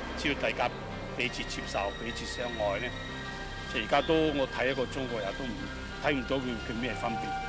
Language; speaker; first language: Cantonese; non-native, fluent; Italian